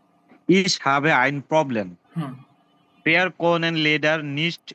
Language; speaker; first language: German; non-native, learner; Bangla